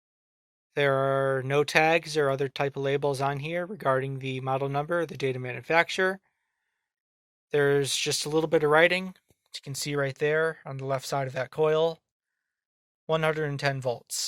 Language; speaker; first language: English; native; English